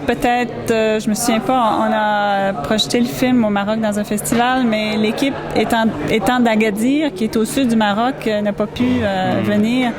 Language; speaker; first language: French; native; French